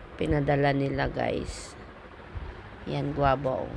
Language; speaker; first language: Filipino; native; Filipino